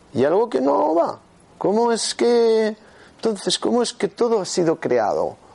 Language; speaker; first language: Spanish; native; Spanish